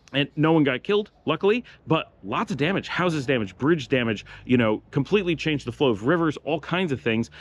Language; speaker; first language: English; native; English